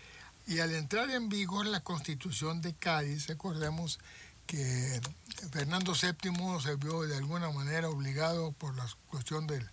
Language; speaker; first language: Spanish; native; Spanish